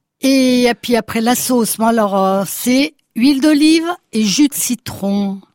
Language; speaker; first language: French; non-native, fluent; Italian